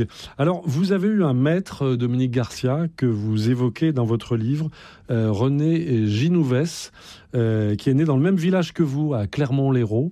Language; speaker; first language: French; native; French